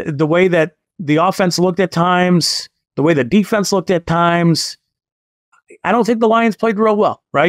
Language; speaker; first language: English; native; English